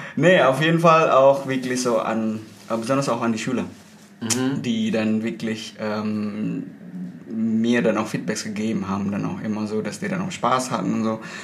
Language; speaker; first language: German; non-native, fluent; Indonesian